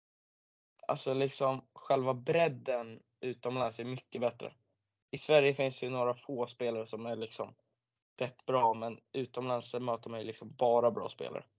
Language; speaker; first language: Swedish; native; Swedish